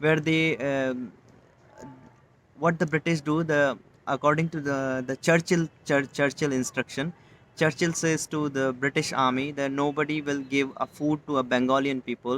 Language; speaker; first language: English; non-native, local second language; Hindi